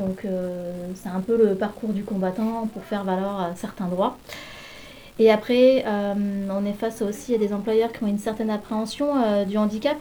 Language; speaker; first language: French; native; French